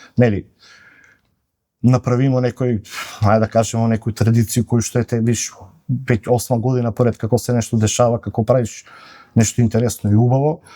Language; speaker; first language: Macedonian; native; Macedonian